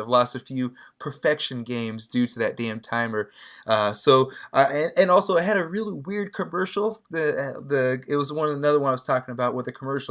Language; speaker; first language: English; native; English